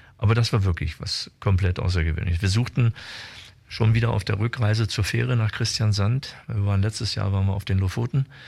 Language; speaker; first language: German; native; German